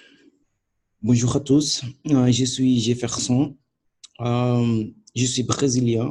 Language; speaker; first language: French; non-native, learner; Portuguese